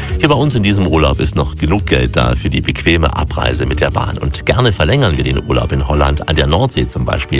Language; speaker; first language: German; native; German